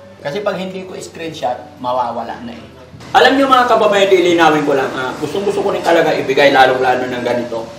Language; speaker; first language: Filipino; native; Filipino